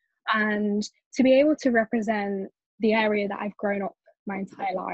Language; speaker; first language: English; native; English